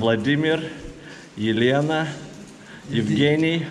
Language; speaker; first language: English; non-native, fluent; Russian